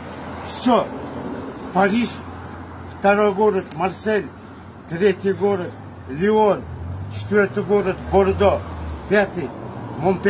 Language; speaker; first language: Russian; non-native, local second language; Kyrgyz